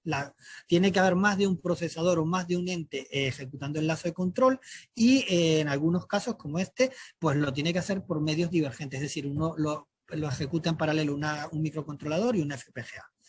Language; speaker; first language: Spanish; native; Spanish